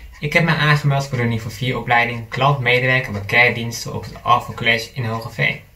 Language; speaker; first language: Dutch; native; Dutch